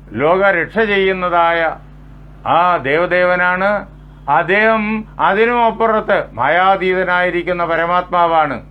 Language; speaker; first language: Malayalam; native; Malayalam